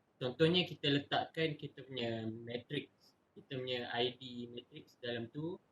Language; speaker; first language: Malay; native; Malay